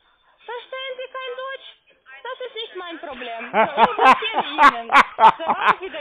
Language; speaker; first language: German; non-native, learner; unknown